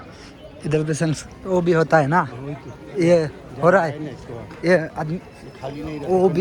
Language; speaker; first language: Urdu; non-native, local second language; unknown